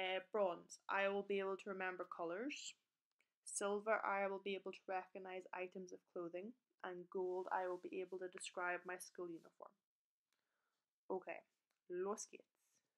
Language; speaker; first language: English; native; English